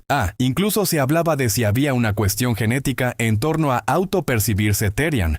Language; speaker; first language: Spanish; native; Spanish